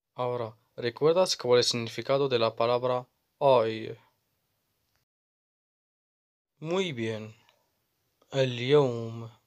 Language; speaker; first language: Spanish; non-native, fluent; Arabic